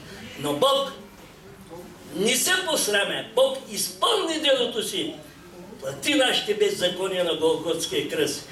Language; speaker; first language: Bulgarian; non-native, local second language; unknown